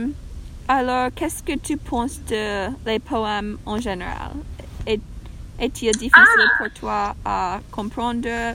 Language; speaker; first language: French; non-native, learner; English